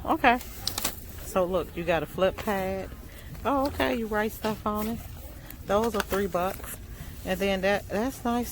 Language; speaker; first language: English; native; English